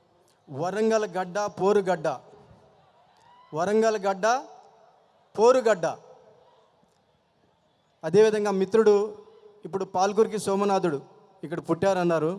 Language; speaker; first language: Telugu; native; Telugu